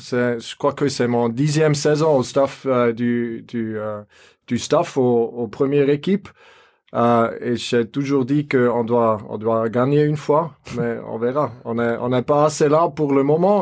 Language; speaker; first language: French; non-native, fluent; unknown